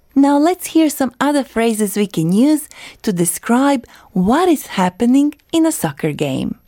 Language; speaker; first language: English; non-native, fluent; Croatian